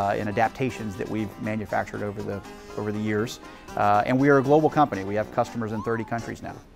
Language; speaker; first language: English; native; English